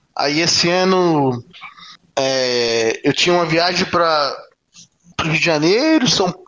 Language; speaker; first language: Portuguese; native; Portuguese